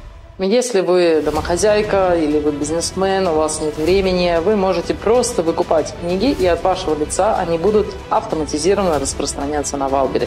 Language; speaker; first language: Russian; native; Russian